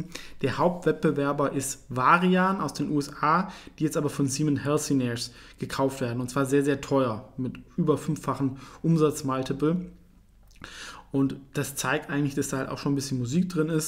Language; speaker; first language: German; native; German